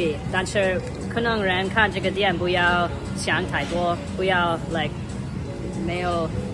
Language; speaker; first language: Chinese; non-native, fluent; English